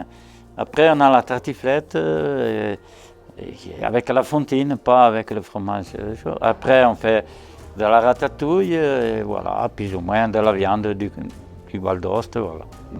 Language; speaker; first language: French; non-native, local second language; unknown